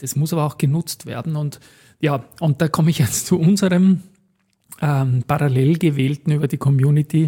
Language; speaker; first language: German; native; German